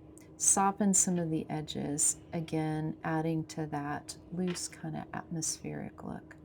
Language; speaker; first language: English; native; English